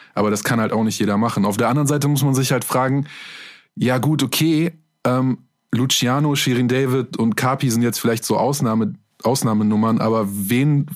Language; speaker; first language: German; native; German